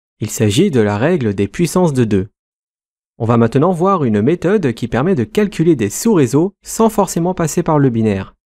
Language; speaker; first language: French; native; French